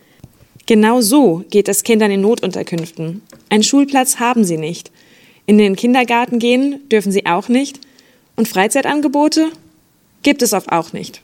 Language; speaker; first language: German; native; German